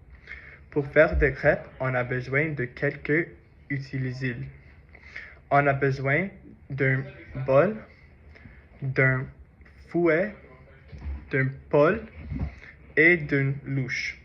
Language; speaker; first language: French; non-native, learner; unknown